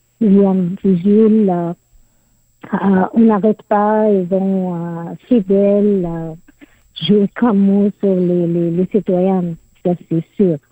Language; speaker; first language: French; non-native, learner; Arabic